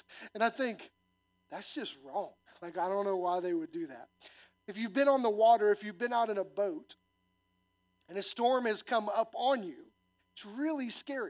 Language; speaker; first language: English; native; English